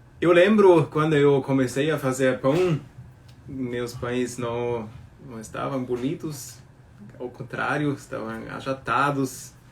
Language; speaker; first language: Portuguese; non-native, fluent; German